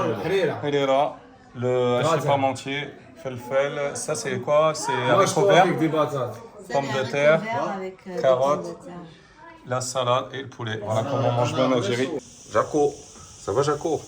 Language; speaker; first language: French; native; French